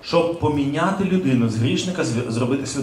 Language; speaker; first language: Ukrainian; native; Ukrainian